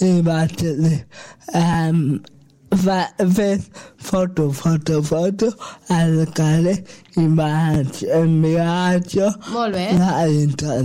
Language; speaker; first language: Catalan; non-native, local second language; Spanish